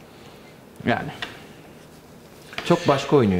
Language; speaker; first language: Turkish; native; Turkish